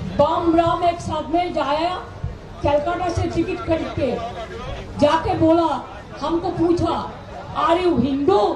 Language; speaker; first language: Hindi; non-native, local second language; Bangla